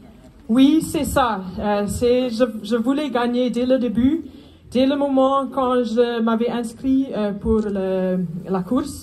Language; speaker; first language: French; non-native, fluent; Afrikaans